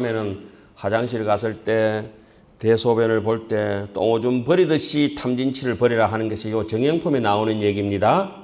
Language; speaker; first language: Korean; native; Korean